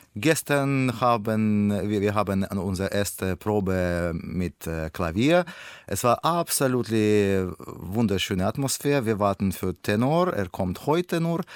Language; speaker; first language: German; non-native, learner; Russian